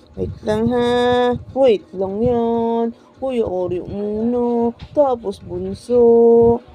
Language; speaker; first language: Filipino; non-native, local second language; Cebuano